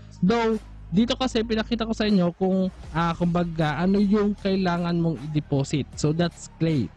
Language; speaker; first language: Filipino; native; Filipino